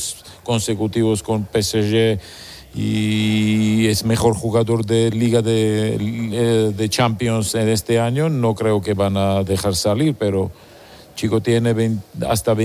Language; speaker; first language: Spanish; non-native, learner; Georgian